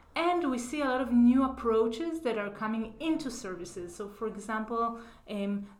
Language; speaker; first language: English; non-native, fluent; Hebrew